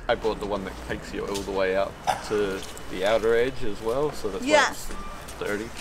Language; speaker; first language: English; native; English